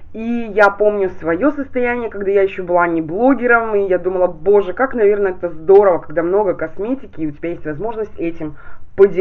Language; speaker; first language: Russian; native; Russian